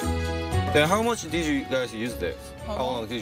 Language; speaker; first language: English; non-native, learner; Korean